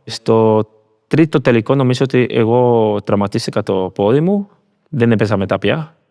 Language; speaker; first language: Greek; non-native, learner; Spanish